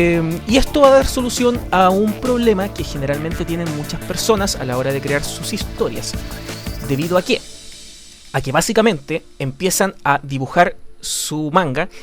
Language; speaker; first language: Spanish; native; Spanish